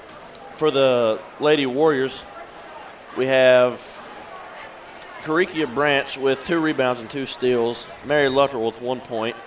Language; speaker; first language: English; native; English